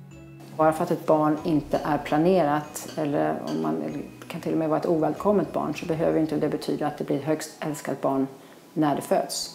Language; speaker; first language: Swedish; native; Swedish